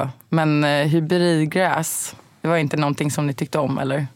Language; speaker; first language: Swedish; native; Swedish